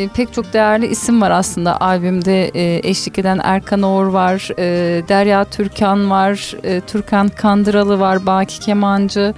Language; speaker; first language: Turkish; native; Turkish